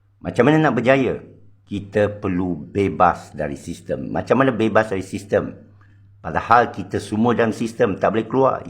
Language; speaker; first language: Malay; non-native, local second language; Chinese